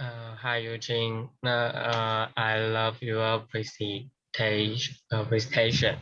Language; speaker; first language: English; non-native, learner; Chinese